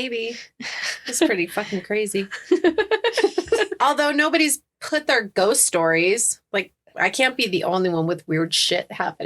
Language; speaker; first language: English; native; English